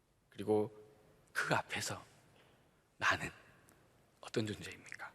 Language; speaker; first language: Korean; native; Korean